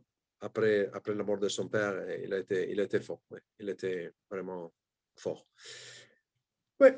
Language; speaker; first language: French; non-native, fluent; Italian